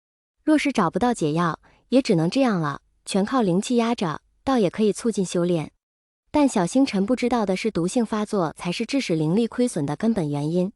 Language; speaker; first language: Chinese; native; Chinese